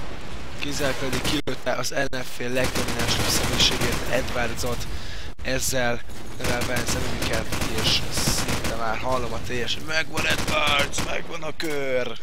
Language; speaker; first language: Hungarian; native; Hungarian